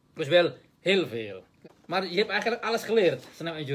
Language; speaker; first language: Dutch; non-native, learner; Indonesian